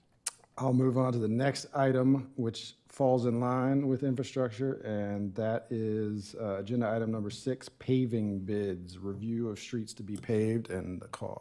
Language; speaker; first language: English; native; English